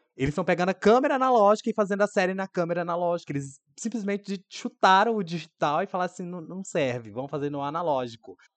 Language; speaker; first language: Portuguese; native; Portuguese